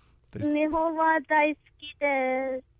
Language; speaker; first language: Japanese; non-native, learner; English